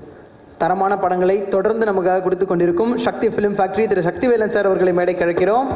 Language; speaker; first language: Tamil; native; Tamil